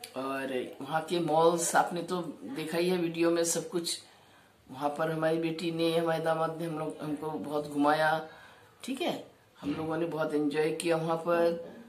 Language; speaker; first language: Hindi; non-native, local second language; Bangla